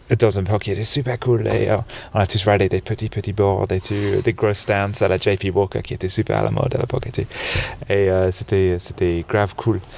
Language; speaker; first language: French; non-native, fluent; English